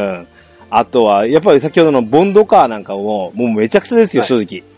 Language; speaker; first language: Japanese; native; Japanese